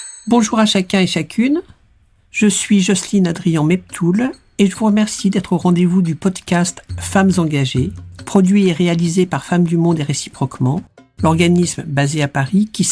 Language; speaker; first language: French; native; French